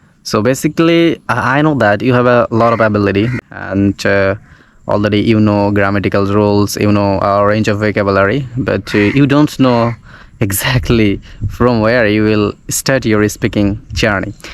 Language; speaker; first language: English; non-native, local second language; Bangla